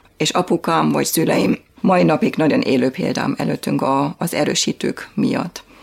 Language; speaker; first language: Hungarian; non-native, fluent; German